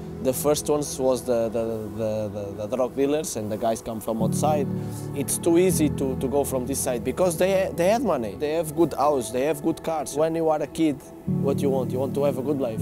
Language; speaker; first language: English; non-native, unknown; Portuguese